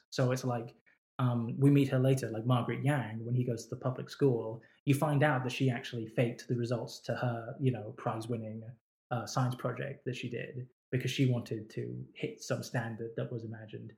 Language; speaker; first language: English; native; English